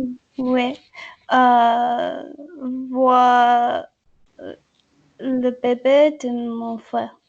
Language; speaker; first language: French; non-native, learner; English